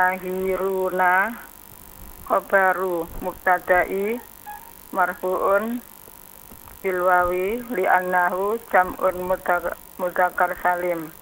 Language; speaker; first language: Arabic; non-native, learner; Indonesian